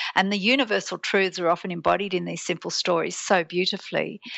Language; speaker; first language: English; native; English